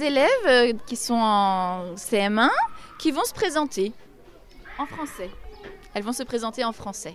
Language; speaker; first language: French; native; French